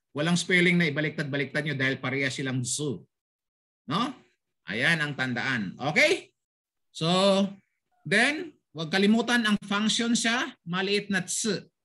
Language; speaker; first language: Filipino; native; Filipino